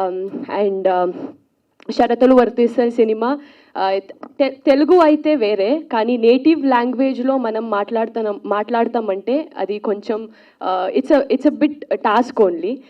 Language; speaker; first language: Telugu; non-native, local second language; Kannada